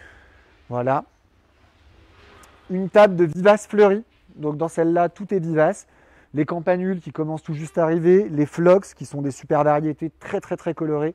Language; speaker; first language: French; native; French